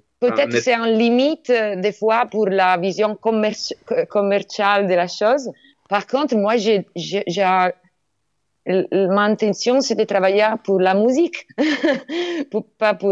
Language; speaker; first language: French; non-native, learner; Italian